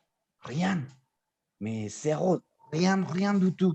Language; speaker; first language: French; non-native, fluent; Spanish